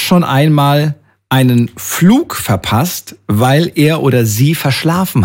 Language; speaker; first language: German; native; German